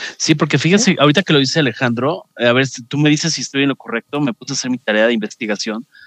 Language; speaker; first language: Spanish; native; Spanish